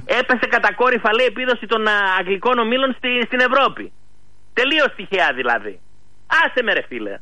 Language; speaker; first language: Greek; early bilingual, heritage; Greek